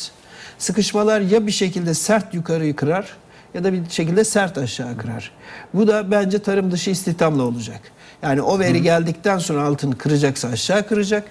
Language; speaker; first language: Turkish; native; Turkish